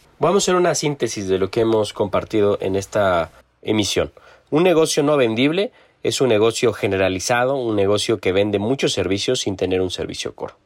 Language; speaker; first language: Spanish; native; Spanish